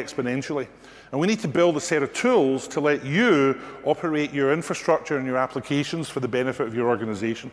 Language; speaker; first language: English; native; English